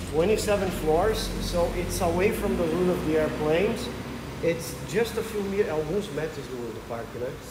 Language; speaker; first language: English; non-native, fluent; Portuguese